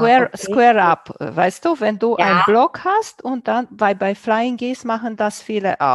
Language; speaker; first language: German; non-native, fluent; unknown